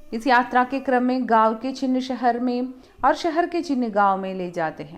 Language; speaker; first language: Hindi; non-native, local second language; Malayalam